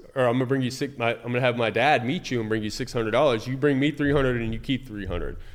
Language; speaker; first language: English; native; English